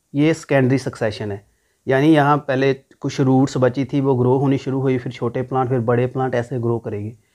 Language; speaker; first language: Hindi; non-native, local second language; Punjabi